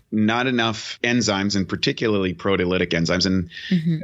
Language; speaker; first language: English; native; English